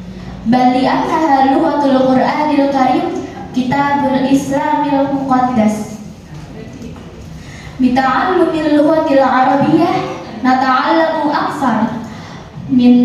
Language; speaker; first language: Arabic; non-native, learner; Indonesian